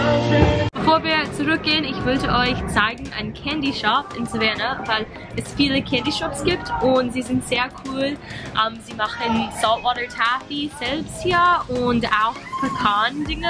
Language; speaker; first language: German; non-native, learner; English